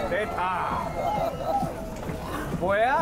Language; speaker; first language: Korean; non-native, learner; Japanese